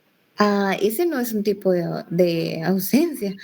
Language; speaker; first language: Spanish; native; Spanish